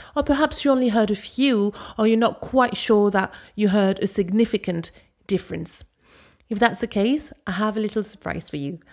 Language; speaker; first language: English; non-native, fluent; French